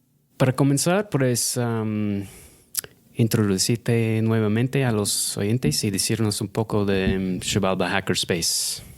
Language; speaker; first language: Spanish; non-native, fluent; English